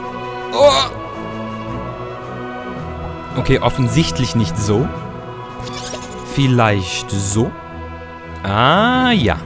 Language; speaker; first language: German; native; German